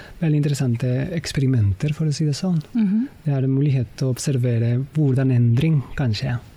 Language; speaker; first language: Norwegian; non-native, fluent; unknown